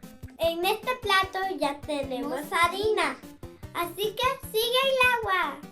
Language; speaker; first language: Spanish; native; Spanish